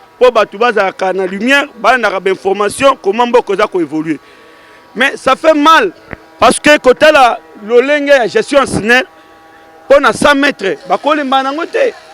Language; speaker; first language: Lingala; native; Lingala